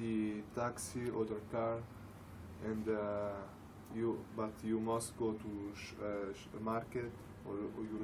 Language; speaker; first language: English; non-native, learner; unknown